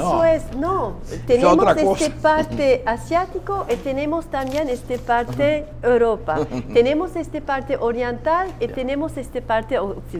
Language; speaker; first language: Spanish; non-native, learner; Turkish